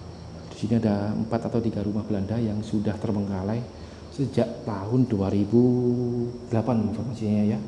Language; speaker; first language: Indonesian; native; Indonesian